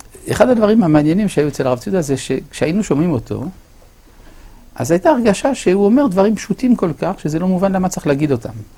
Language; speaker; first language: Hebrew; non-native, fluent; French